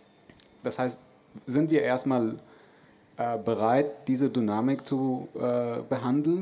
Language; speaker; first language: German; non-native, fluent; Arabic